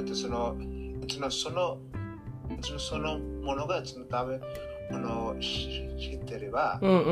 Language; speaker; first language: Japanese; non-native, learner; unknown